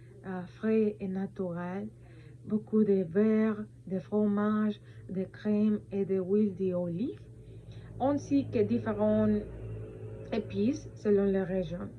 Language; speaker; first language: French; non-native, learner; Spanish